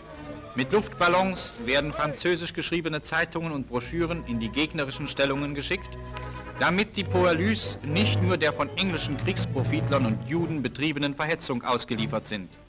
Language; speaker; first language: German; native; German